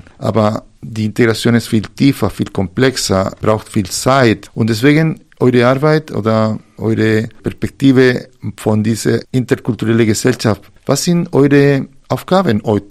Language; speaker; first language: German; non-native, fluent; Spanish